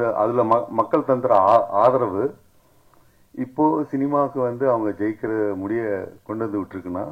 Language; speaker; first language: Tamil; native; Tamil